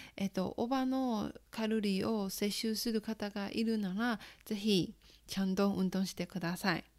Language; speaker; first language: Japanese; non-native, fluent; Chinese